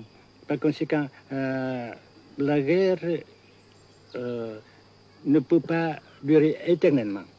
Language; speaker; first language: French; non-native, local second language; Vietnamese